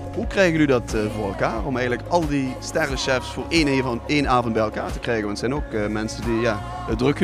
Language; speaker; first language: Dutch; native; Dutch